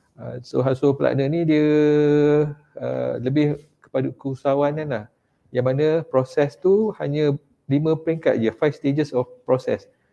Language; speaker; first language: Malay; native; Malay